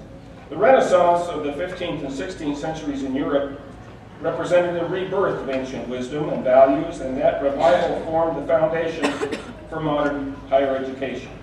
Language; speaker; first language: English; native; English